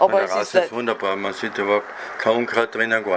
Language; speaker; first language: German; native; German